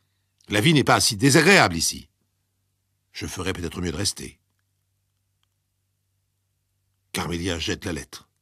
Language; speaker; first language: French; native; French